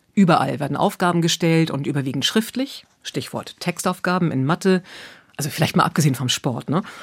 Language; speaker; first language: German; native; German